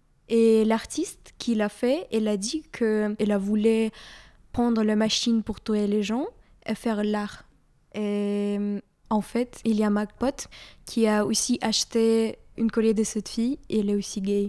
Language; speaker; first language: French; non-native, fluent; Ukrainian